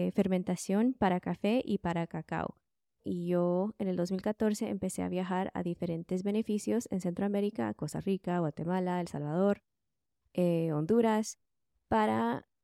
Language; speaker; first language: Spanish; early bilingual, heritage; Spanish